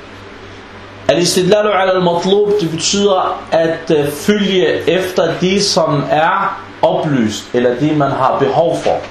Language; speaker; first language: Danish; non-native, fluent; Arabic